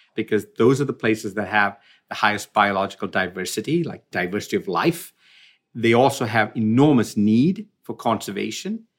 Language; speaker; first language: English; non-native, local second language; Tamil